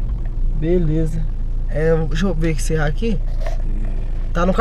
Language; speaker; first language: Portuguese; native; Portuguese